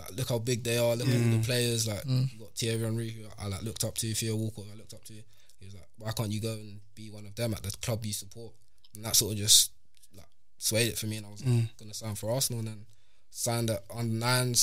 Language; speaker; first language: English; native; English